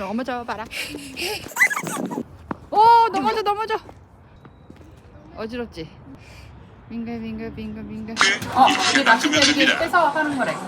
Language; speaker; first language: Korean; native; Korean